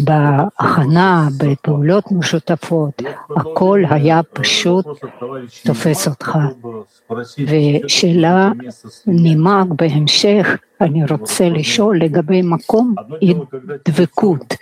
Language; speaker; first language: Hebrew; non-native, fluent; Russian